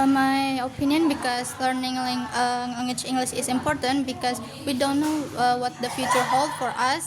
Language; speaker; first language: English; non-native, learner; Indonesian